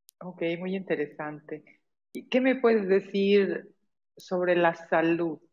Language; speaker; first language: Spanish; native; Spanish